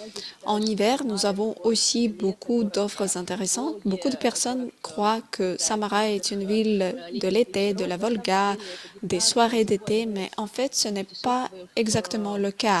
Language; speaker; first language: French; non-native, fluent; Russian